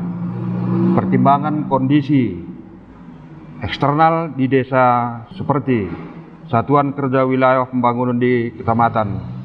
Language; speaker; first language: Indonesian; non-native, local second language; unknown